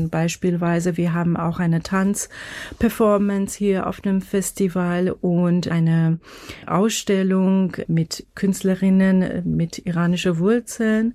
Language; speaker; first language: German; non-native, fluent; Persian